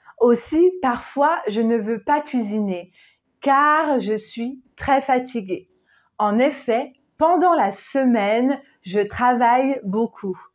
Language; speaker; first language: French; native; French